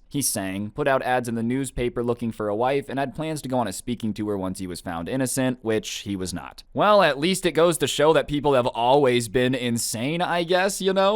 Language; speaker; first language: English; native; English